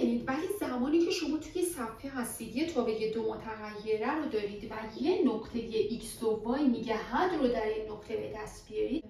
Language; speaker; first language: Persian; native; Persian